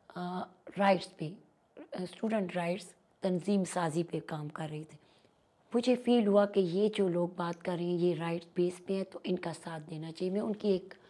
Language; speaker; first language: Urdu; non-native, local second language; Pashto